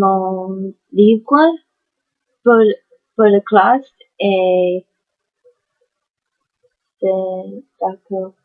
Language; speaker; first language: French; non-native, learner; English